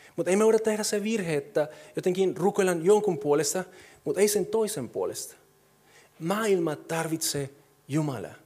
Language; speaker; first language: Finnish; non-native, fluent; Spanish